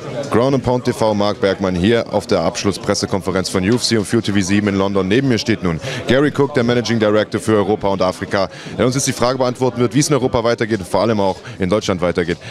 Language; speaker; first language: German; native; German